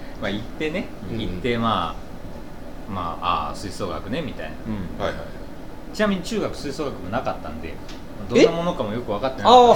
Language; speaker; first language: Japanese; native; Japanese